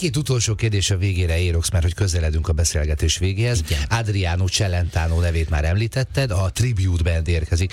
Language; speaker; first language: Hungarian; native; Hungarian